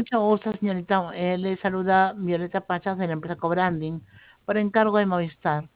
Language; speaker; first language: Spanish; native; Spanish